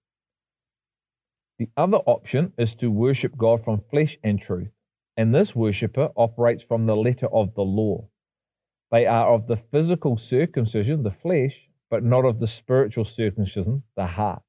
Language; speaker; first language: English; native; English